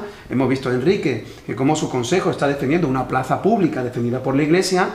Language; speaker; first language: Spanish; native; Spanish